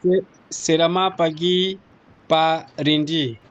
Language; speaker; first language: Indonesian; non-native, learner; Nyanja